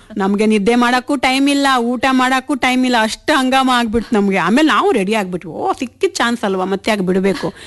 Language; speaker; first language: Kannada; non-native, local second language; Konkani